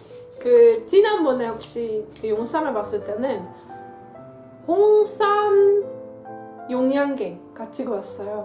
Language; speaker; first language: Korean; non-native, fluent; Dutch